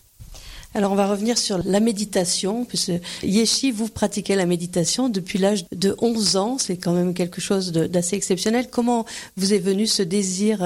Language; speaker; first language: French; native; French